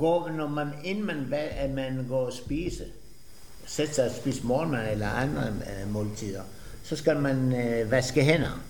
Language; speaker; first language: Danish; non-native, fluent; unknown